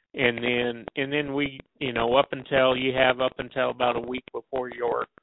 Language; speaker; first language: English; native; English